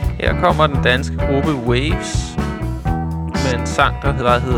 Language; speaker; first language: Danish; native; Danish